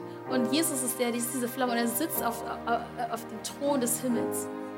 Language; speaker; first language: German; non-native, fluent; Filipino